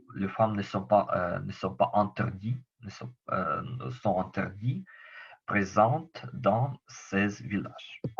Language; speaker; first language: French; non-native, learner; Ukrainian